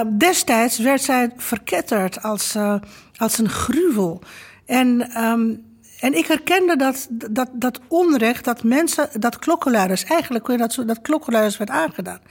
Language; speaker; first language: Dutch; non-native, fluent; Romanian